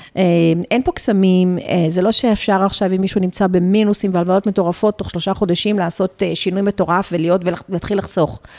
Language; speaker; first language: Hebrew; early bilingual, other home language; Spanish